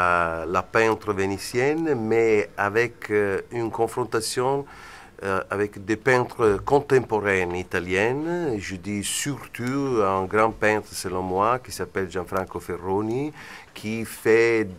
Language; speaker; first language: French; non-native, fluent; Italian